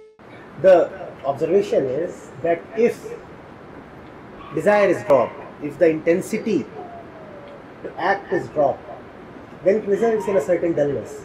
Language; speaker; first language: English; non-native, local second language; Hindi